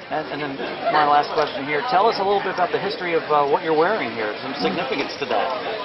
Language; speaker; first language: English; native; English